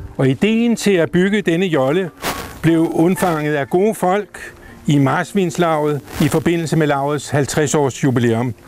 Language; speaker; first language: Danish; native; Danish